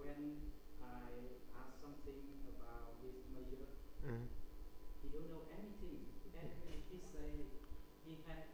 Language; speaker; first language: English; non-native, learner; Vietnamese